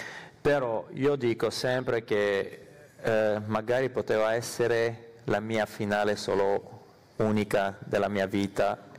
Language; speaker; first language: Italian; non-native, fluent; Armenian